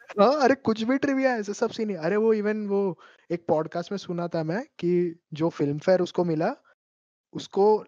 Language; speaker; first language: Hindi; non-native, local second language; Malayalam